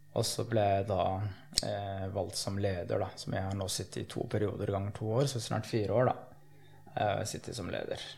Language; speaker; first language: Norwegian; early bilingual, other home language; Somali